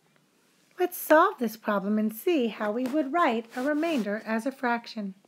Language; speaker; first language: English; native; English